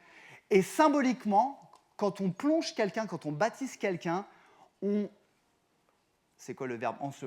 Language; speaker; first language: French; native; French